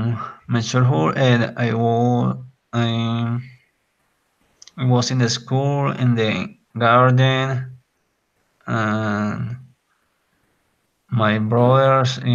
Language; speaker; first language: English; non-native, learner; Spanish